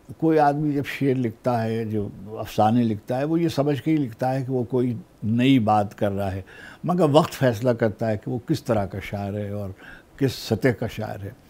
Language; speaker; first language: Urdu; native; Urdu